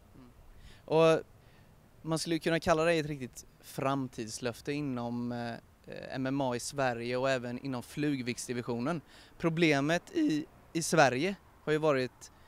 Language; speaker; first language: Swedish; native; Swedish